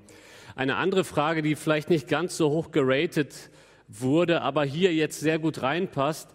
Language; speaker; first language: German; native; German